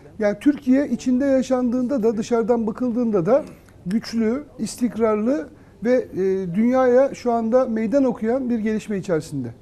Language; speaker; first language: Turkish; non-native, fluent; Arabic